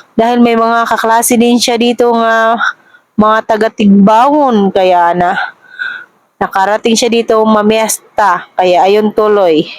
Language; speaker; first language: Filipino; non-native, local second language; Cebuano